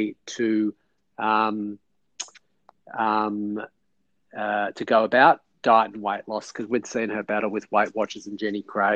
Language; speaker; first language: English; native; English